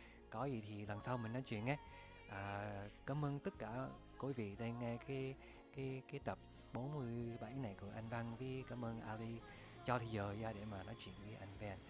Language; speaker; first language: Vietnamese; early bilingual, heritage; Vietnamese